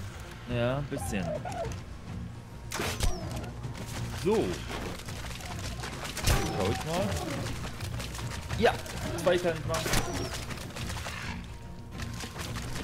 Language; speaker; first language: German; non-native, learner; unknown